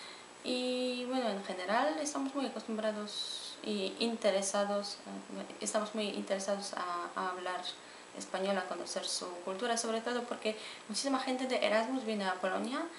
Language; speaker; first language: Spanish; non-native, fluent; Polish